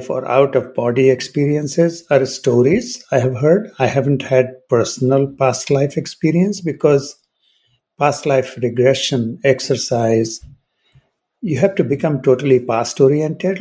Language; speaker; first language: English; non-native, local second language; Hindi